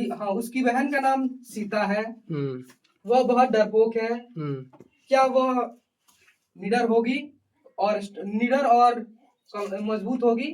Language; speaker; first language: Hindi; native; Hindi